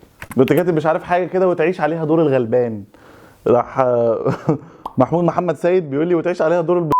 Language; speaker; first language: Arabic; native; Arabic